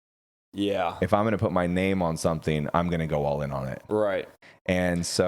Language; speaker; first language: English; native; English